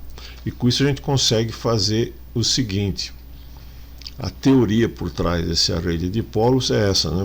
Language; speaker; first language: Portuguese; native; Portuguese